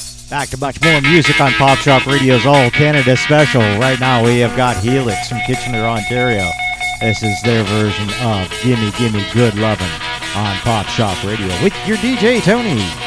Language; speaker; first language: English; native; English